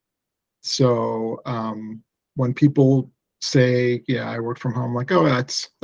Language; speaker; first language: English; early bilingual, other home language; Persian